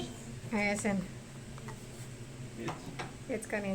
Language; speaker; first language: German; non-native, learner; Indonesian